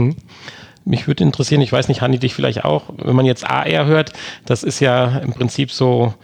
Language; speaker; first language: German; native; German